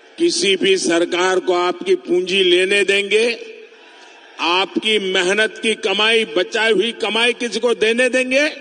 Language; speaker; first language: Hindi; non-native, local second language; Gujarati